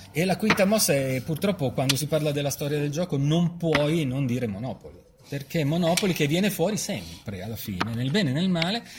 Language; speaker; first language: Italian; native; Italian